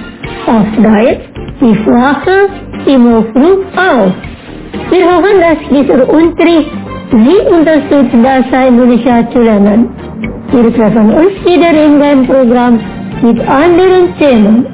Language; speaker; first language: German; non-native, fluent; Indonesian